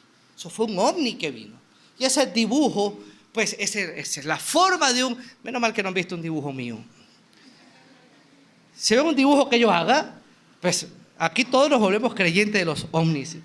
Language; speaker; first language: Spanish; native; Spanish